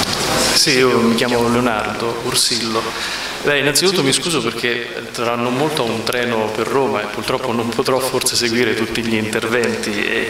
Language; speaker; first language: Italian; native; Italian